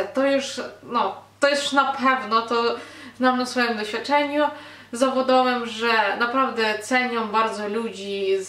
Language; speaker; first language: Polish; non-native, fluent; Ukrainian